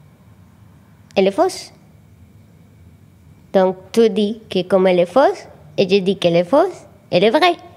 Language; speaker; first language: French; non-native, fluent; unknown